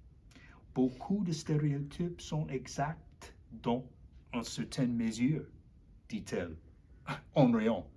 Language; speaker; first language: French; non-native, learner; English